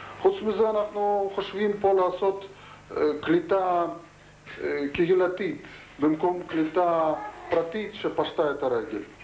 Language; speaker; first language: Hebrew; non-native, fluent; Russian